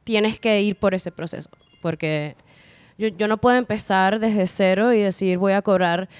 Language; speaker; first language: Spanish; early bilingual, heritage; Spanish